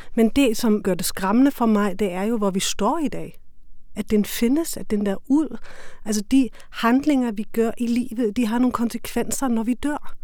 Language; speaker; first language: Danish; non-native, fluent; German